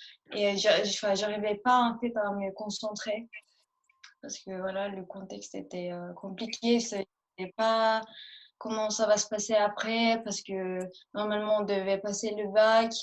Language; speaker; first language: French; early bilingual, other home language; Turkish